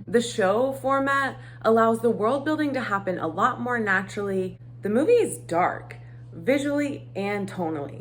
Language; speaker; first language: English; native; English